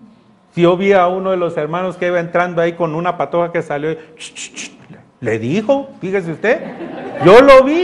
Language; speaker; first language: Spanish; native; Spanish